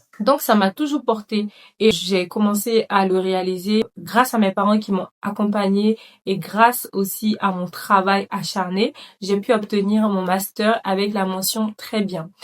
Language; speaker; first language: French; non-native, local second language; Dyula